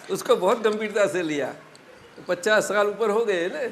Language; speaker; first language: Hindi; non-native, local second language; Gujarati